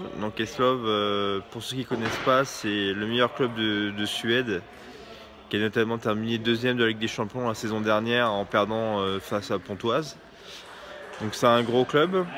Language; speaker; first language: French; native; French